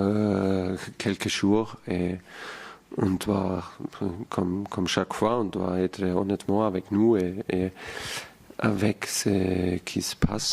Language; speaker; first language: French; non-native, fluent; German